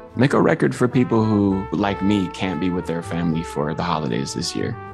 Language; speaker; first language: English; native; English